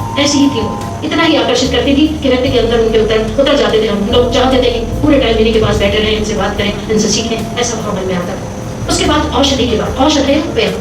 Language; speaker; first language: Hindi; native; Hindi